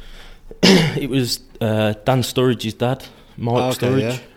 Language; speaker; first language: English; native; English